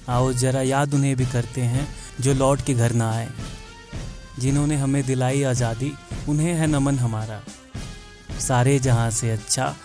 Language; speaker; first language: Hindi; native; Hindi